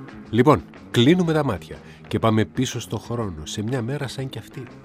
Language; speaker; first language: Greek; native; Greek